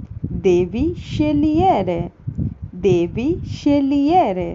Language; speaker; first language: Italian; non-native, fluent; Bangla